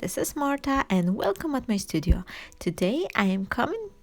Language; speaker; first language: English; non-native, fluent; Polish